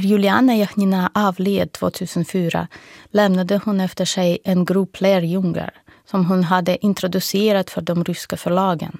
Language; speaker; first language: Swedish; non-native, fluent; Russian